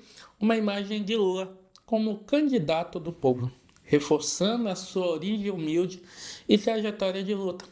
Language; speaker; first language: Portuguese; native; Portuguese